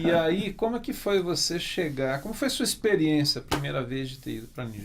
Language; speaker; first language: Portuguese; native; Portuguese